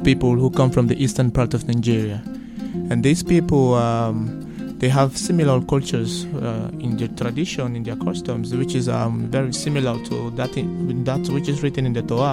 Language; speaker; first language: English; non-native, local second language; Igbo